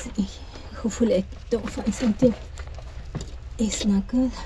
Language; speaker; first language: English; non-native, learner; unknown